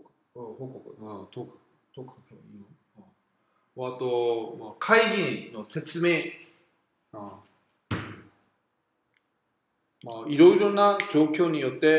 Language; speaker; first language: Japanese; non-native, fluent; Korean